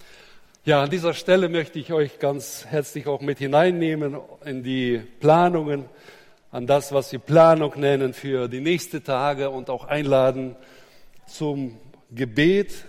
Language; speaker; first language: German; native; German